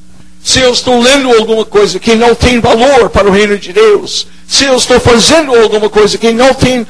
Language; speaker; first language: Portuguese; non-native, fluent; English